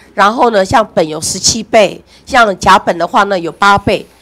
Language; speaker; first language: Chinese; native; Chinese